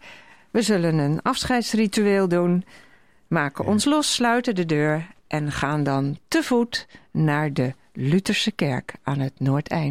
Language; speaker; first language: Dutch; native; Dutch